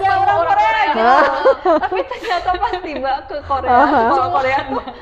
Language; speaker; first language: Indonesian; early bilingual, other home language; Korean